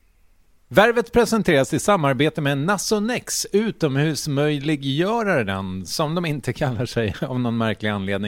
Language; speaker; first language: Swedish; native; Swedish